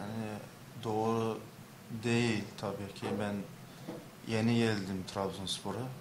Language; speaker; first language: Turkish; early bilingual, heritage; English